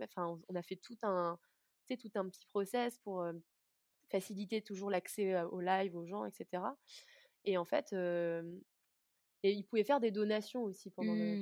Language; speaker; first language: French; native; French